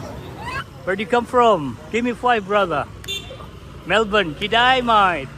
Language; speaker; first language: English; non-native, local second language; Indonesian